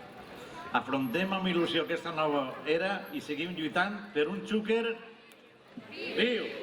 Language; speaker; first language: Catalan; native; Catalan